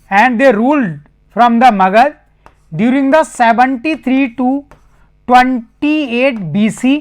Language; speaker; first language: English; non-native, local second language; Hindi